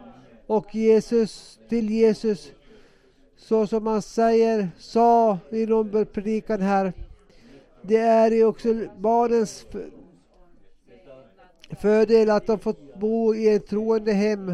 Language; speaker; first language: Swedish; non-native, local second language; Finnish